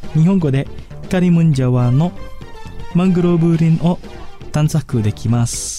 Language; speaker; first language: Japanese; non-native, fluent; Indonesian